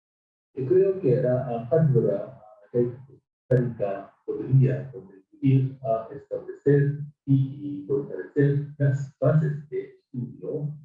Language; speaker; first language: Spanish; non-native, fluent; Japanese